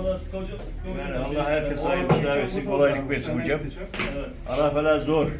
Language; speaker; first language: Turkish; native; Turkish